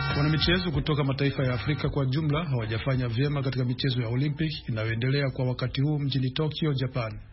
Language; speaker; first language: Swahili; non-native, local second language; Rundi